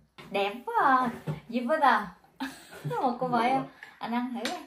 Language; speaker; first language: Korean; non-native, learner; Vietnamese